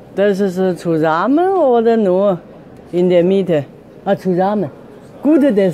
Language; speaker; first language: German; non-native, learner; Chinese